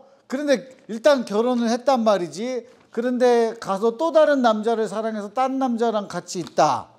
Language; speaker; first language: Korean; native; Korean